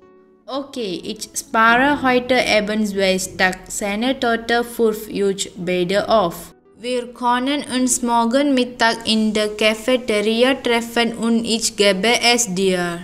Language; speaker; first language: German; non-native, learner; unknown